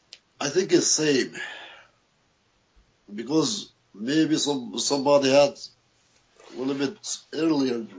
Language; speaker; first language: English; non-native, learner; Albanian